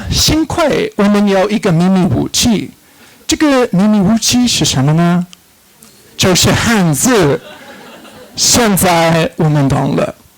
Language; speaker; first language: Chinese; non-native, fluent; English